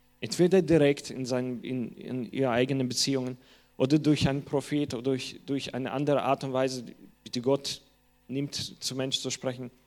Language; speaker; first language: German; non-native, fluent; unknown